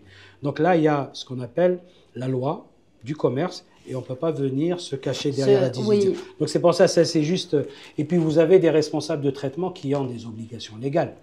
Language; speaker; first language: French; non-native, local second language; Arabic